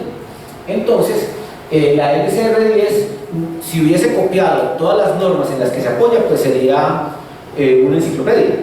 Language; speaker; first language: Spanish; native; Spanish